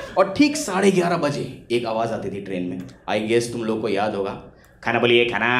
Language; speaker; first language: Hindi; non-native, local second language; Bangla